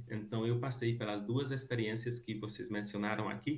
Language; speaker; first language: Portuguese; non-native, fluent; Hungarian